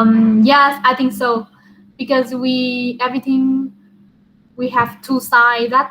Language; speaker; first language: English; non-native, learner; Vietnamese